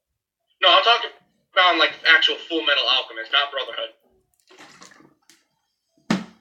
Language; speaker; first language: English; native; English